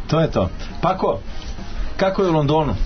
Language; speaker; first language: Serbian; native; Serbian